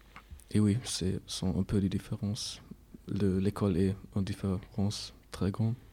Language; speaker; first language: French; non-native, learner; German